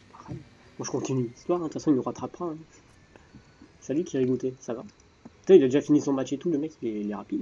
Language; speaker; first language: French; native; French